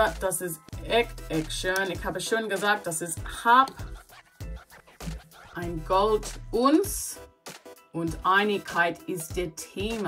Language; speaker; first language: German; non-native, learner; English